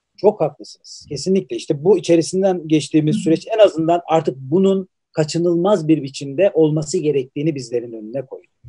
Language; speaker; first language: Turkish; native; Turkish